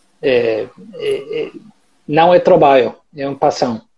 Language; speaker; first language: Portuguese; non-native, learner; English